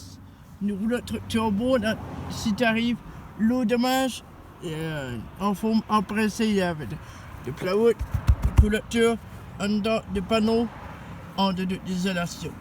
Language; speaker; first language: French; non-native, learner; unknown